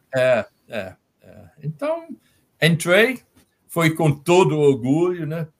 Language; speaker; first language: Portuguese; non-native, fluent; English